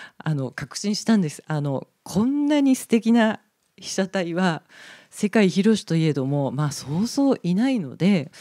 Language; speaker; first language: Japanese; native; Japanese